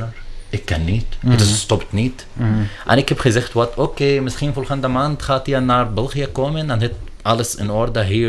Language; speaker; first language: Dutch; non-native, learner; Arabic